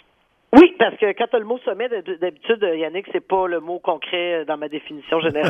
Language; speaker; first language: French; native; French